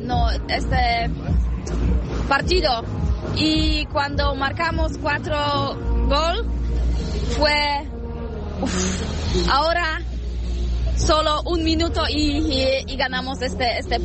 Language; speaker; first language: Spanish; non-native, learner; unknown